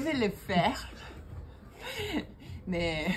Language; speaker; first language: French; non-native, learner; Spanish